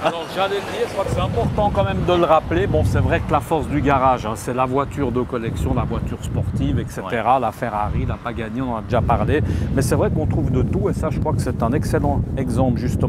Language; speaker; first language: French; native; French